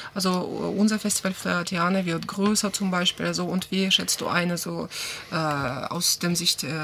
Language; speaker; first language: German; non-native, fluent; Russian